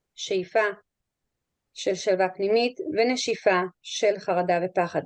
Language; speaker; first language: Hebrew; non-native, fluent; English